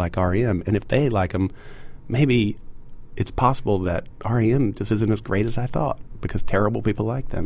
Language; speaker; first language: English; native; English